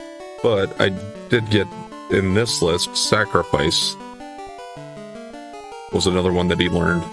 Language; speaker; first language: English; native; English